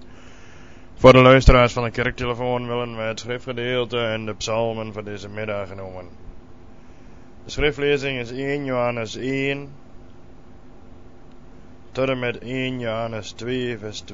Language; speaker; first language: Dutch; native; Dutch